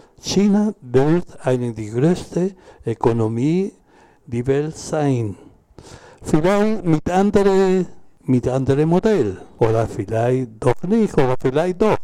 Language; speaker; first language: German; non-native, learner; Spanish